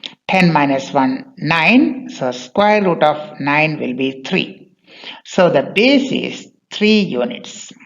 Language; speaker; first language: English; non-native, local second language; Bangla